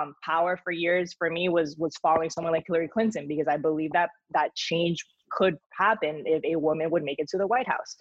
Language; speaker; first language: English; non-native, fluent; Spanish